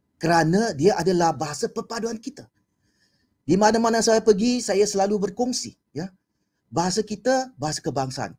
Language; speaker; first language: Malay; non-native, local second language; Chinese